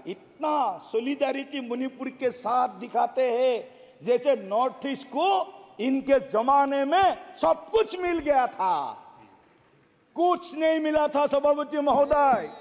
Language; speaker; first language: Hindi; non-native, local second language; Assamese